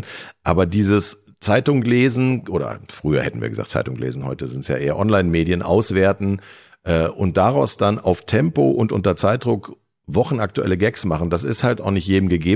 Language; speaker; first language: German; native; German